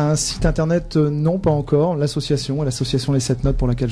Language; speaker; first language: French; native; French